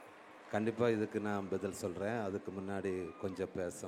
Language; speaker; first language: Tamil; non-native, local second language; Malayalam